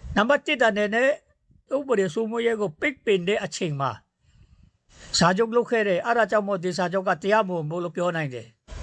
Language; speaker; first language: Burmese; non-native, local second language; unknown